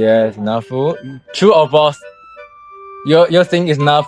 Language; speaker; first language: English; non-native, learner; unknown